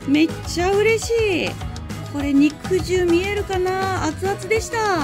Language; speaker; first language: Japanese; native; Japanese